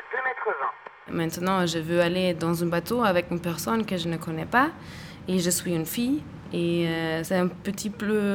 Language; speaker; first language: French; non-native, learner; German